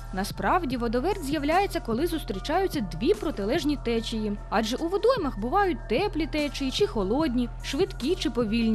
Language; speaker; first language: Ukrainian; native; Ukrainian